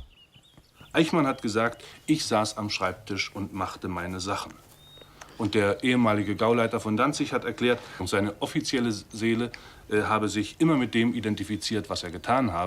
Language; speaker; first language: German; native; German